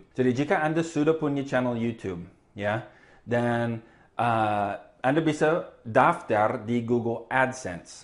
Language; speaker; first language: Indonesian; non-native, fluent; English